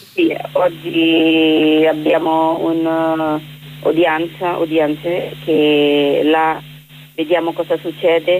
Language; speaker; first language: Italian; non-native, learner; Bangla